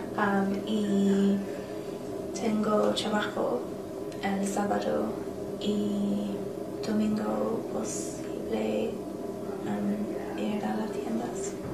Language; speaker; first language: Spanish; non-native, learner; English